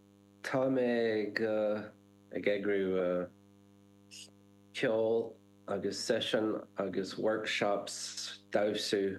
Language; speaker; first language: Irish; non-native, learner; English